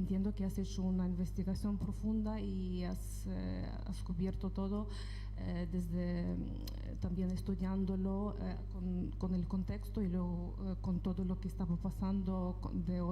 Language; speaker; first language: Spanish; non-native, fluent; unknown